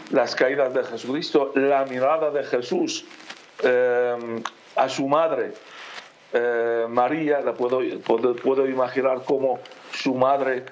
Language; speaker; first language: Spanish; non-native, fluent; Aramaic